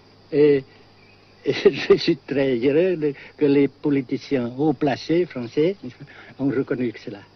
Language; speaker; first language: French; non-native, fluent; Vietnamese